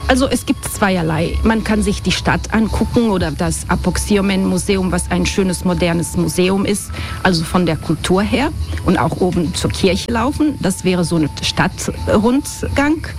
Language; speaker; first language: German; non-native, fluent; Croatian